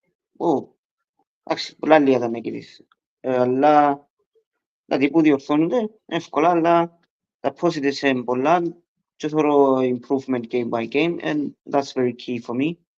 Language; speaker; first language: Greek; early bilingual, heritage; Greek